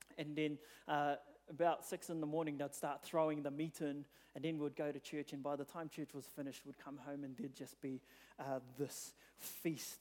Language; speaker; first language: English; native; English